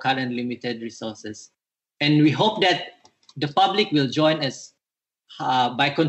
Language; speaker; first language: English; non-native, local second language; Malay